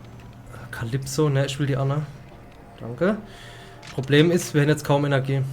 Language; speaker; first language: German; native; German